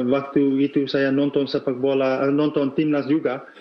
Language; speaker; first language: Indonesian; non-native, fluent; Dutch